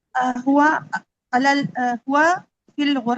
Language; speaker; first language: Arabic; non-native, learner; Urdu